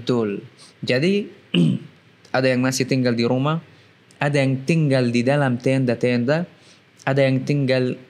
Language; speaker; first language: Indonesian; non-native, fluent; Arabic